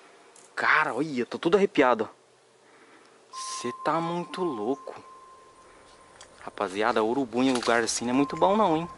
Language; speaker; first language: Portuguese; native; Portuguese